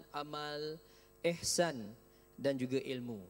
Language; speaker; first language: Malay; native; Malay